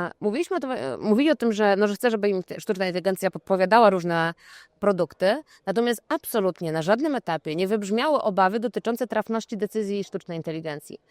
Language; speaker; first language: Polish; native; Polish